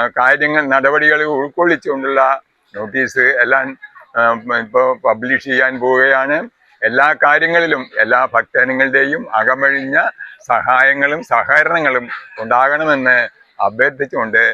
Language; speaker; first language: Malayalam; native; Malayalam